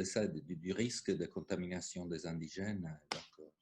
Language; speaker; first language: French; non-native, fluent; Italian